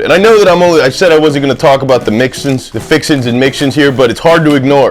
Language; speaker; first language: English; native; English